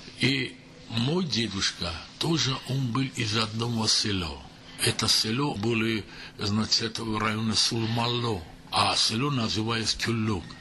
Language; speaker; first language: Russian; non-native, local second language; Armenian